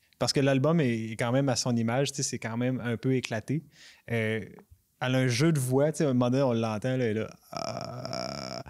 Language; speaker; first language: French; native; French